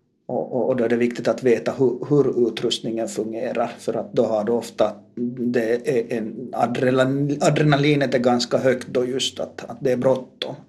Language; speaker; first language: Swedish; native; Swedish